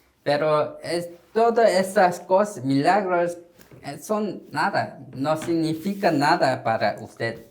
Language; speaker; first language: Spanish; non-native, learner; Korean